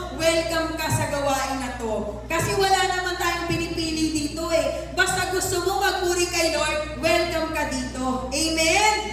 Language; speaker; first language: Filipino; native; Filipino